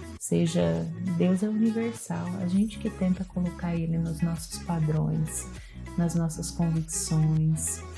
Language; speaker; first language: Portuguese; native; Portuguese